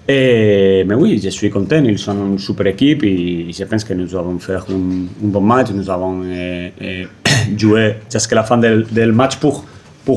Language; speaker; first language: French; non-native, fluent; Spanish